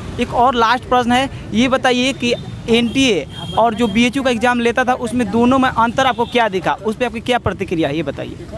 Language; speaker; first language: Hindi; native; Hindi